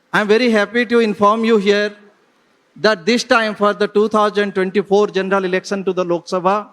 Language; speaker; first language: English; non-native, local second language; Odia